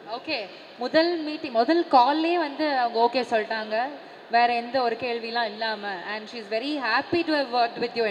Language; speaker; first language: Tamil; native; Tamil